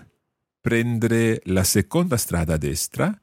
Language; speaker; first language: Italian; non-native, fluent; English